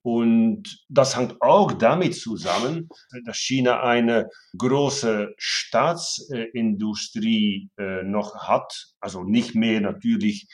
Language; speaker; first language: German; non-native, fluent; Dutch